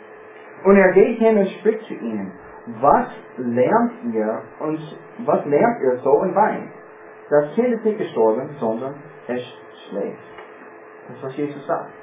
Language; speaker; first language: German; non-native, fluent; English